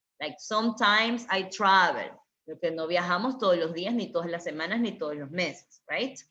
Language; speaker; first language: Spanish; native; Spanish